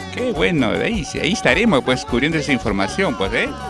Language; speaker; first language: Spanish; native; Spanish